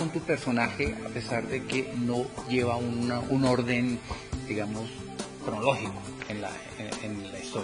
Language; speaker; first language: Spanish; native; Spanish